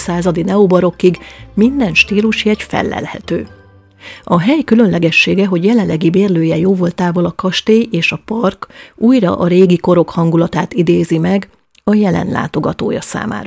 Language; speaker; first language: Hungarian; native; Hungarian